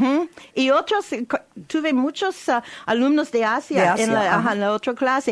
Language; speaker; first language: Spanish; non-native, learner; English